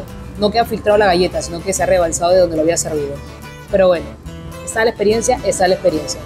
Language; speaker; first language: Spanish; native; Spanish